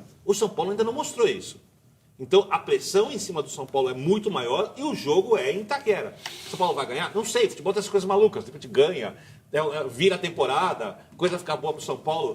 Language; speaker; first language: Portuguese; native; Portuguese